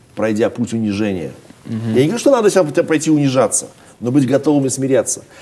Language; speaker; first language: Russian; native; Russian